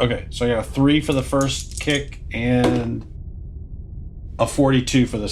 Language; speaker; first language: English; native; English